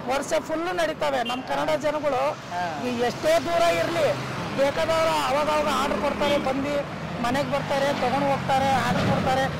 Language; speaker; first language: Kannada; non-native, local second language; Marathi